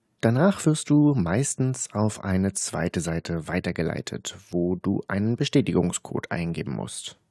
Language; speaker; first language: German; native; German